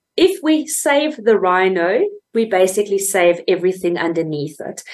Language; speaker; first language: English; native; English